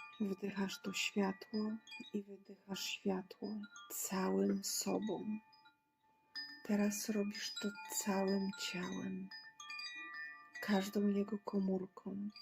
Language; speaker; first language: Polish; native; Polish